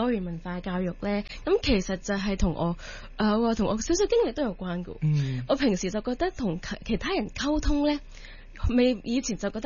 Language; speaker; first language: Cantonese; early bilingual, other home language; Punjabi